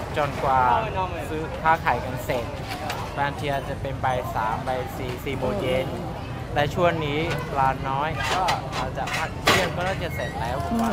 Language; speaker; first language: Thai; non-native, fluent; Burmese